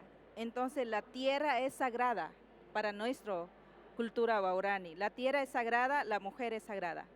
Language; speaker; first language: Spanish; non-native, local second language; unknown